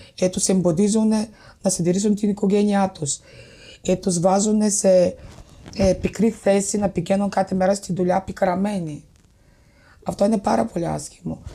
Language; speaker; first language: Greek; non-native, fluent; Bulgarian